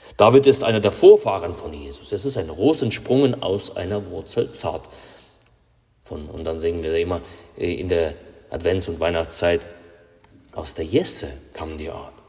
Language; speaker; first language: German; non-native, fluent; Russian